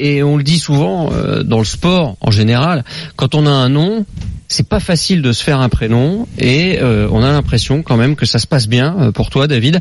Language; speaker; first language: French; native; French